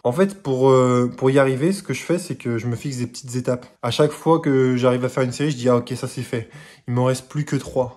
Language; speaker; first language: French; native; French